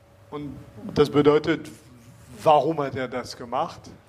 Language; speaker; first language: German; non-native, fluent; French